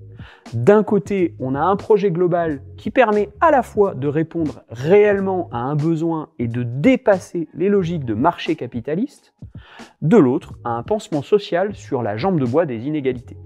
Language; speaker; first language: French; native; French